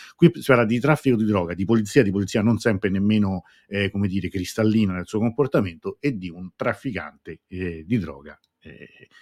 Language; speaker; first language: Italian; native; Italian